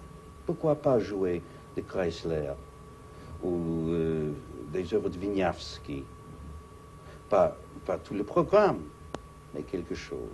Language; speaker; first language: French; non-native, fluent; English